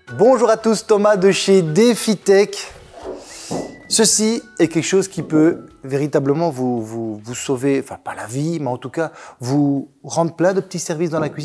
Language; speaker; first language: French; native; French